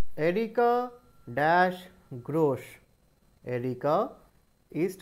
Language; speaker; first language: German; non-native, learner; Hindi